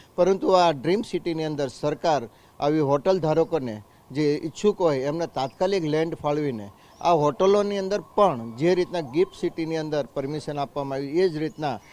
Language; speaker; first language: Gujarati; native; Gujarati